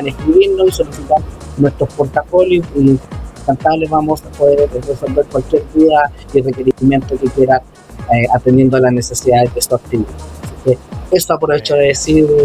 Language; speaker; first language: Spanish; native; Spanish